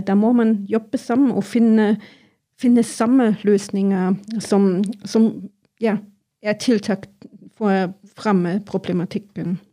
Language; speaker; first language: Norwegian; non-native, fluent; German